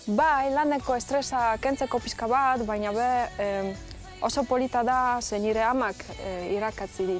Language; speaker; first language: Basque; non-native, fluent; Polish